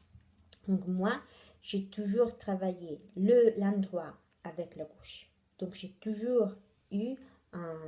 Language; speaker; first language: French; non-native, fluent; Italian